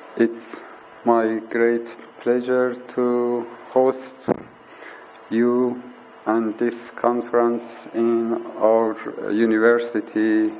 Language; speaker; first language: English; non-native, fluent; Persian